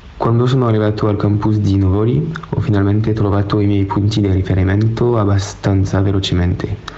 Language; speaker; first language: Italian; non-native, fluent; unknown